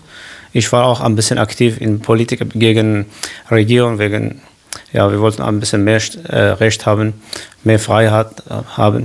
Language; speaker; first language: German; non-native, learner; Kurdish